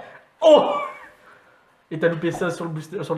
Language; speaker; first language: French; native; French